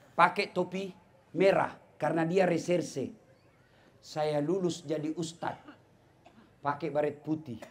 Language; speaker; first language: Indonesian; non-native, local second language; Buginese